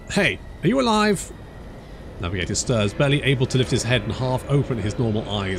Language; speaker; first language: English; native; English